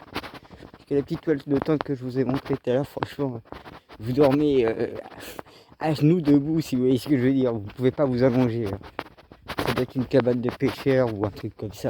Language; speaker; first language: French; native; French